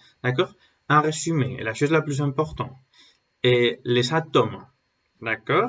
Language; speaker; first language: French; non-native, learner; Spanish